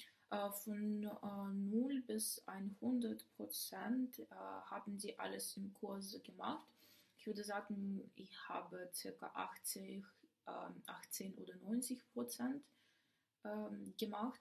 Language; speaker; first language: German; non-native, learner; Ukrainian